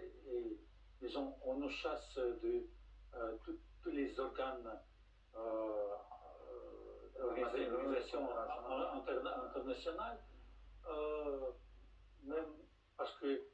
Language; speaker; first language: French; non-native, fluent; Russian